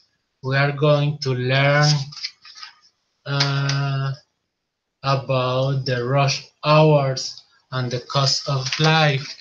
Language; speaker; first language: English; non-native, learner; Spanish